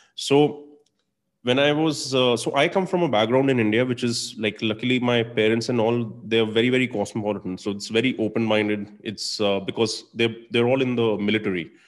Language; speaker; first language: English; non-native, local second language; Hindi